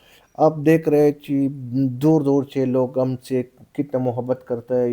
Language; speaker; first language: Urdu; non-native, local second language; Pashto